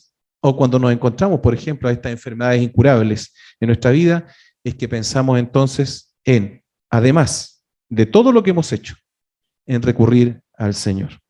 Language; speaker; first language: Spanish; native; Spanish